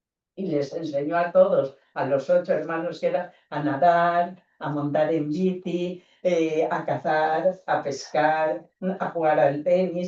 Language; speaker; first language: Spanish; native; Spanish